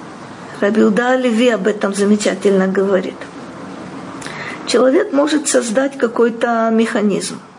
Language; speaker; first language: Russian; native; Russian